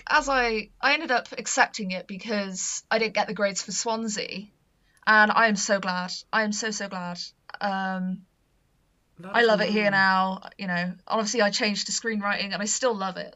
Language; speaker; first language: English; native; English